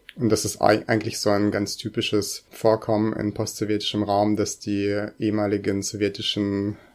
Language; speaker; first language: German; early bilingual, other home language; Russian